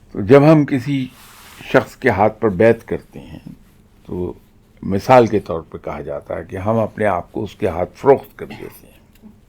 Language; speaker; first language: Urdu; non-native, local second language; Punjabi